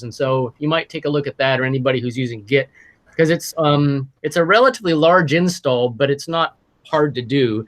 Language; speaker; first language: English; native; English